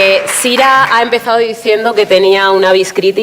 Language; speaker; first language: Spanish; native; Spanish